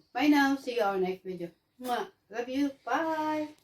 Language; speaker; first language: English; non-native, local second language; Filipino